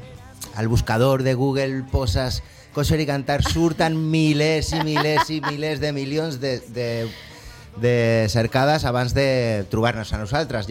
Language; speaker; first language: Catalan; non-native, local second language; Spanish